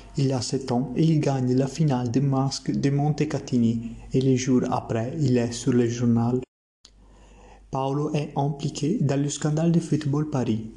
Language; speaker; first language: French; non-native, learner; Italian